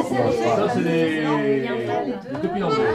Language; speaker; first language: French; native; French